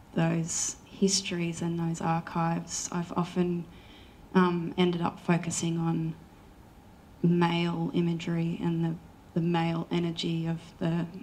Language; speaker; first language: English; native; English